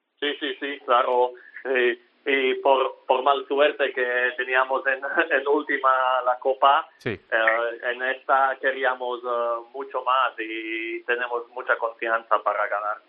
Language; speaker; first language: Spanish; non-native, learner; Slovak